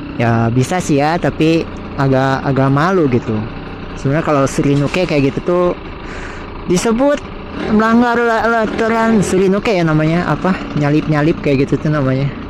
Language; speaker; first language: Indonesian; native; Indonesian